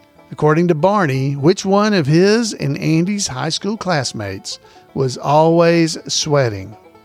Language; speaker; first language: English; native; English